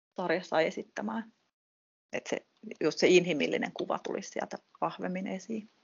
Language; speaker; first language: Finnish; native; Finnish